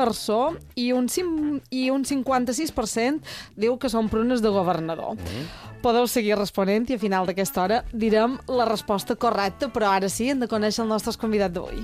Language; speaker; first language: Catalan; native; Catalan